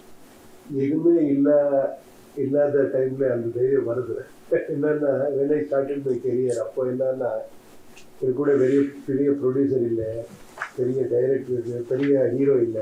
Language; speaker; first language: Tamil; non-native, learner; Kannada